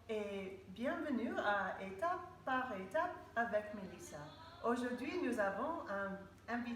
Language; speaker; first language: French; non-native, learner; English